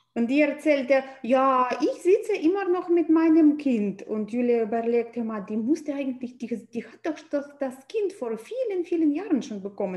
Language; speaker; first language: German; non-native, fluent; Russian